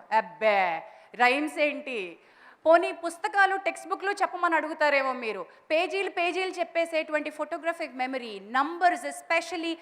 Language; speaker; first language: Telugu; native; Telugu